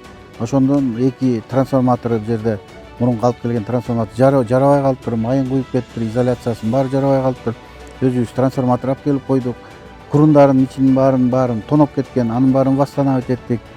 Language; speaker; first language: Kyrgyz; native; Kyrgyz